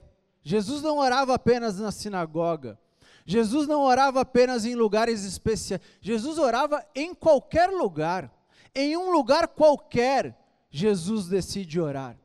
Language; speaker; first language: Portuguese; native; Portuguese